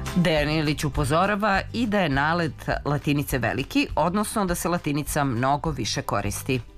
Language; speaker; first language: Serbian; native; Serbian